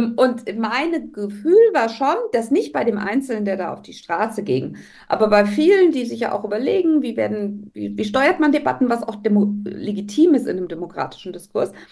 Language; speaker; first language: German; native; German